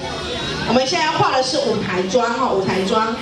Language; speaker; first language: Chinese; native; Chinese